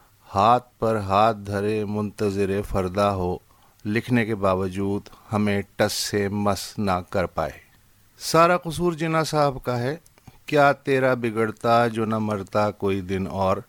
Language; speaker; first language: Urdu; native; Urdu